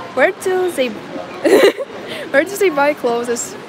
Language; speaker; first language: English; non-native, learner; Russian